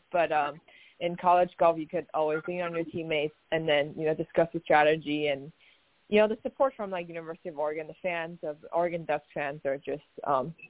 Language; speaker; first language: English; non-native, fluent; Chinese